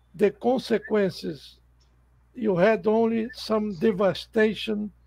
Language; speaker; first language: English; non-native, fluent; Portuguese